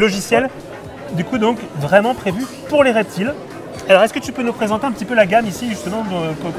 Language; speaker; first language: French; native; French